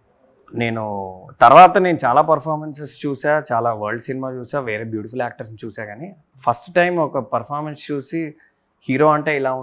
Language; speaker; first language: Telugu; native; Telugu